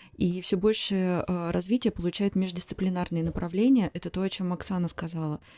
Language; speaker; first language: Russian; native; Russian